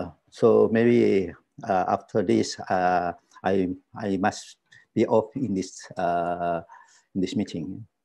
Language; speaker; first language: English; non-native, learner; Indonesian